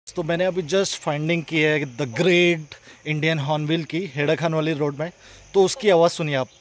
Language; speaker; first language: Hindi; native; Hindi